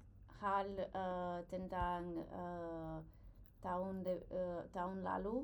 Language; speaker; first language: Indonesian; non-native, learner; English